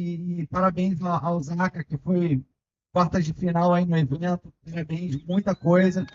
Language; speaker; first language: Portuguese; native; Portuguese